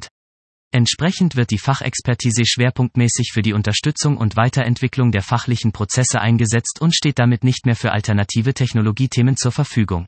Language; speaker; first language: German; native; German